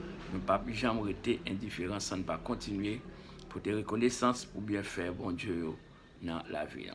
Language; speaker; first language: French; non-native, local second language; Haitian Creole